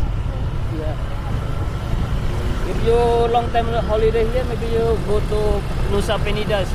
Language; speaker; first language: English; non-native, learner; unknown